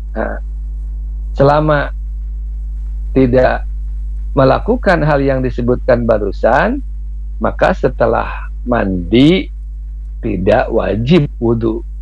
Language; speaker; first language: Indonesian; non-native, local second language; Sundanese